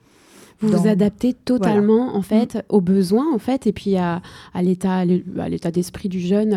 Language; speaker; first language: French; native; French